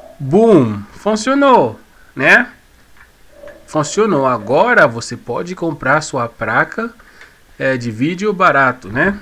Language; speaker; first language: Portuguese; non-native, fluent; Haitian Creole